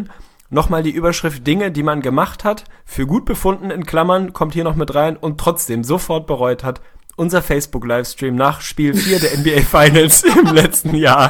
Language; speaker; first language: German; native; German